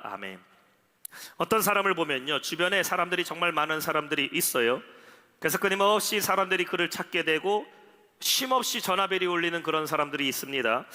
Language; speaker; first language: Korean; native; Korean